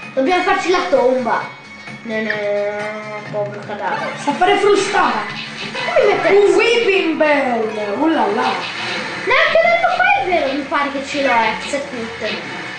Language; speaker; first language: Italian; native; Italian